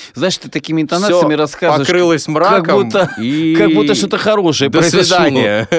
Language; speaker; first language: Russian; native; Russian